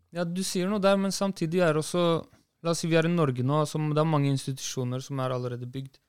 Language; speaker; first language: Norwegian; early bilingual, other home language; Kurdish